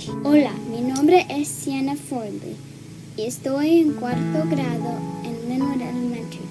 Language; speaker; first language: Spanish; non-native, learner; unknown